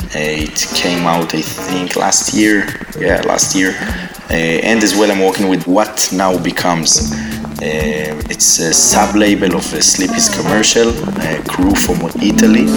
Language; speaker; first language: English; non-native, fluent; Hebrew